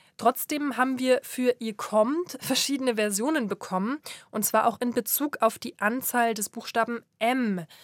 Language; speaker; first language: German; native; German